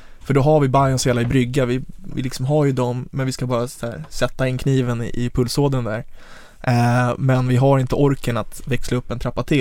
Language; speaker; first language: Swedish; native; Swedish